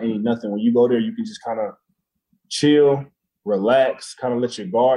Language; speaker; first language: English; native; English